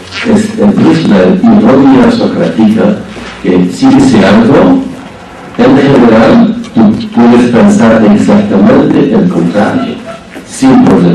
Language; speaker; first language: Spanish; non-native, fluent; French